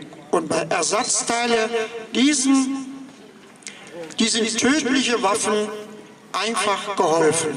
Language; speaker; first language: German; non-native, fluent; Persian